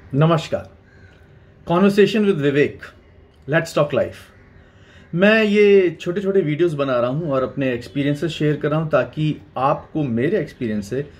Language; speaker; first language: Hindi; native; Hindi